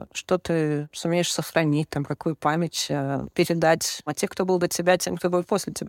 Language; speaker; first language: Russian; native; Russian